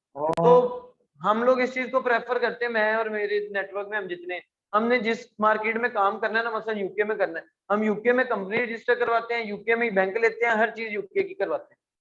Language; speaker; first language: Urdu; non-native, local second language; Punjabi